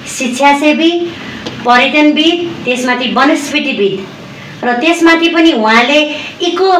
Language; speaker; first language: Nepali; non-native, local second language; Newari